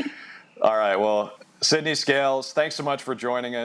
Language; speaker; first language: English; native; English